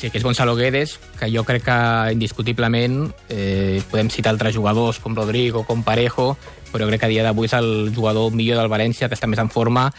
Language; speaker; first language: Catalan; native; Catalan